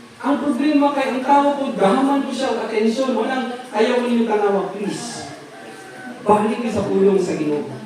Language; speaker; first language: Cebuano; non-native, local second language; Hiligaynon